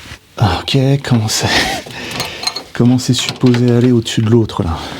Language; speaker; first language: French; native; French